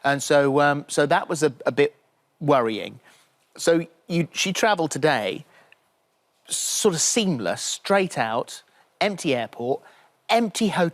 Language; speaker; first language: English; native; English